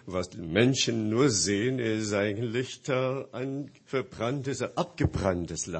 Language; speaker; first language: German; non-native, fluent; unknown